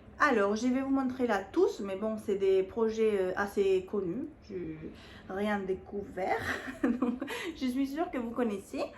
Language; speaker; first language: French; non-native, fluent; Spanish